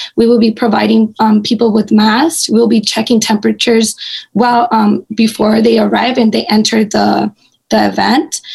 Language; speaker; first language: English; early bilingual, other home language; Spanish